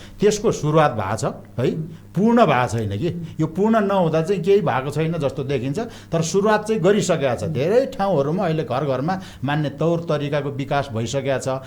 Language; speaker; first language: Nepali; non-native, local second language; Eastern Tamang